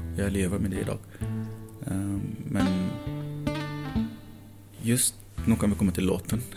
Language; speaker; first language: Swedish; non-native, fluent; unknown